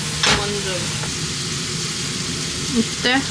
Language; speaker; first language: Korean; native; Korean